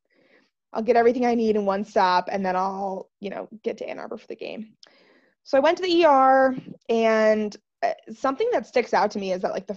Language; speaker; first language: English; native; English